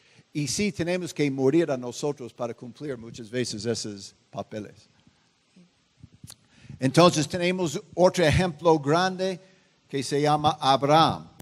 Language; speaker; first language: Spanish; non-native, fluent; English